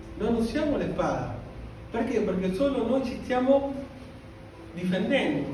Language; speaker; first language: Italian; non-native, fluent; Spanish